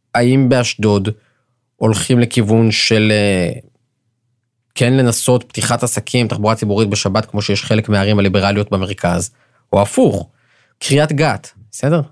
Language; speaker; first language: Hebrew; native; Hebrew